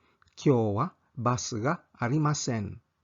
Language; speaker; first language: Japanese; non-native, fluent; English